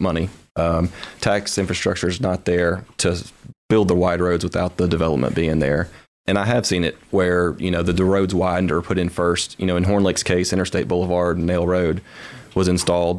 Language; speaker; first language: English; native; English